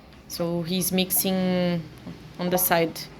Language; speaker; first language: English; non-native, learner; Portuguese